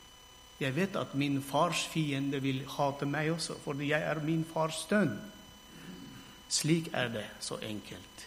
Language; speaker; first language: Norwegian; non-native, fluent; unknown